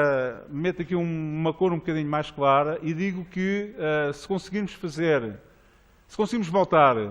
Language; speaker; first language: Portuguese; native; Portuguese